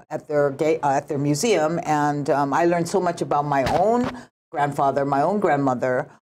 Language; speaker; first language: English; early bilingual, other home language; Japanese